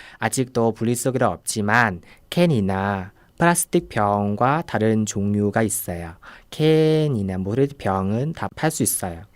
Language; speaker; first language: Korean; non-native, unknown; Vietnamese